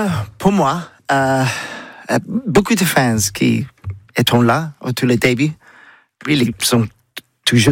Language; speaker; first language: French; non-native, learner; English